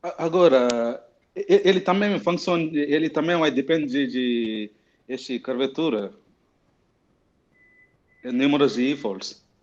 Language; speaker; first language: Portuguese; non-native, fluent; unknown